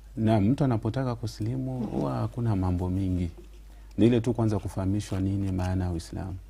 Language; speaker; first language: Swahili; non-native, local second language; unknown